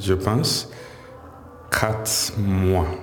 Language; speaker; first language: French; non-native, learner; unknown